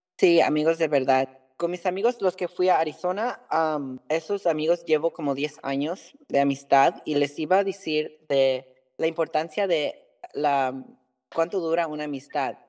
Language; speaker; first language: Spanish; early bilingual, heritage; Spanish